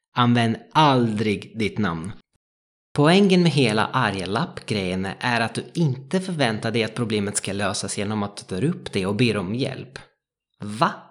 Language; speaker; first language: Swedish; non-native, fluent; Italian